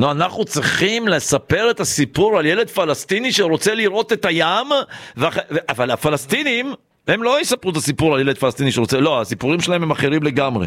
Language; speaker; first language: Hebrew; native; Hebrew